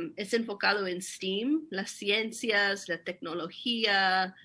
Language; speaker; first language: Spanish; non-native, fluent; English